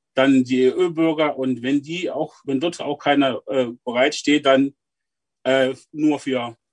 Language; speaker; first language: German; non-native, fluent; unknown